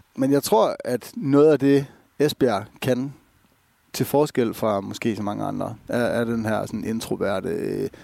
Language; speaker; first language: Danish; native; Danish